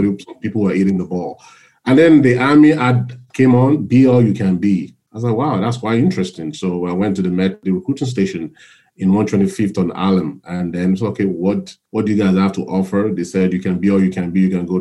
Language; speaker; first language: English; non-native, local second language; Yoruba